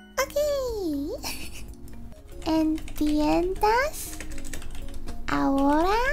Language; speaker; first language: Spanish; non-native, learner; English